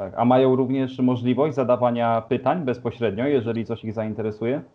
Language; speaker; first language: Polish; native; Polish